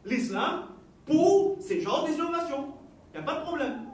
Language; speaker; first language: French; non-native, local second language; Haitian Creole